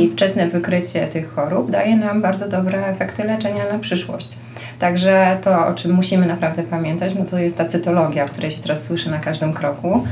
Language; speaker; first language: Polish; native; Polish